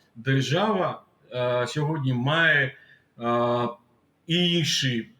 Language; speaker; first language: Ukrainian; non-native, fluent; Georgian